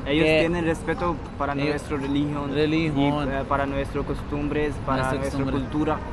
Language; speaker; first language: Spanish; non-native, learner; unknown